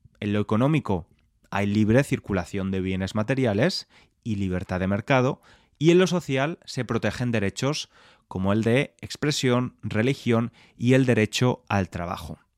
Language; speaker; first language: Spanish; native; Spanish